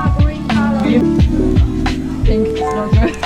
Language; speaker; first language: English; non-native, learner; Chinese